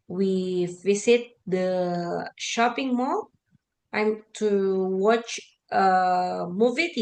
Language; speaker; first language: English; non-native, learner; Indonesian